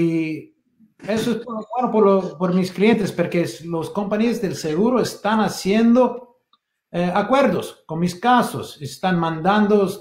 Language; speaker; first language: Spanish; non-native, fluent; English